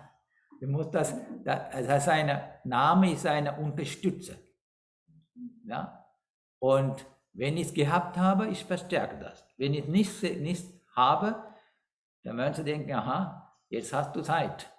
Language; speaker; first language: German; non-native, fluent; Sinhala